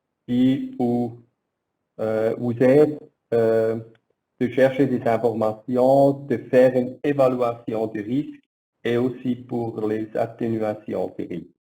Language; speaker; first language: French; non-native, learner; German